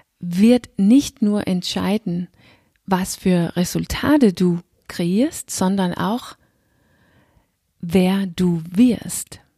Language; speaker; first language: German; non-native, fluent; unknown